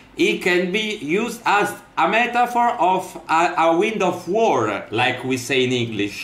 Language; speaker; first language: English; non-native, learner; Italian